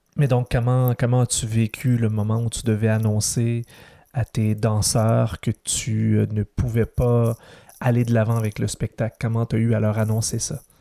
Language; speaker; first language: French; native; French